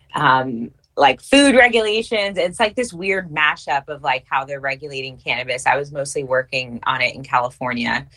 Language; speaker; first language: English; native; English